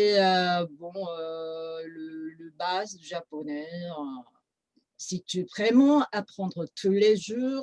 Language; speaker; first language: French; non-native, fluent; Japanese